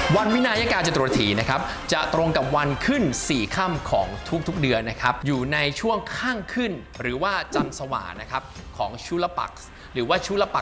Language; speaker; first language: Thai; native; Thai